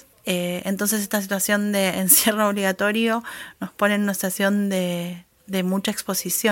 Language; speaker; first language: Spanish; native; Spanish